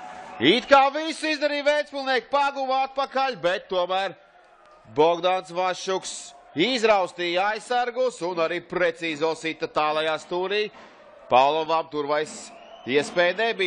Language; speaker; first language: Latvian; native; Latvian